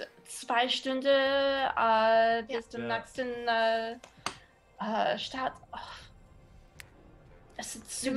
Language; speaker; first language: German; non-native, learner; English